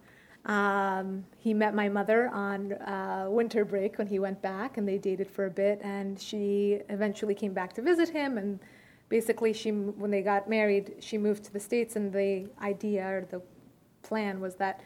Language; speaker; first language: English; early bilingual, other home language; Persian